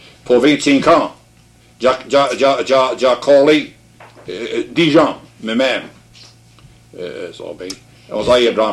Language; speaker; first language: French; early bilingual, heritage; French